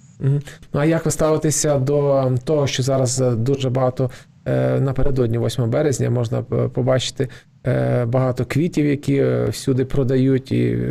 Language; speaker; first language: Ukrainian; native; Ukrainian